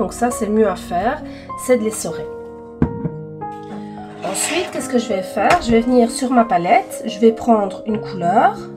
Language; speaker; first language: French; native; French